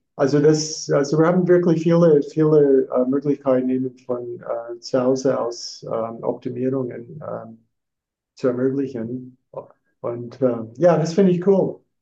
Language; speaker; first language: German; non-native, fluent; English